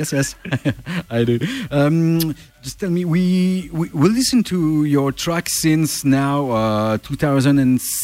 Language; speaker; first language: English; non-native, learner; French